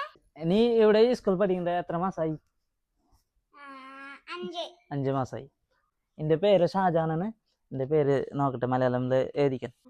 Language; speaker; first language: Malayalam; non-native, learner; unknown